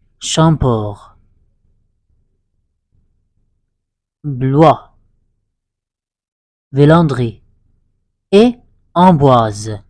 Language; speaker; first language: French; non-native, fluent; Arabic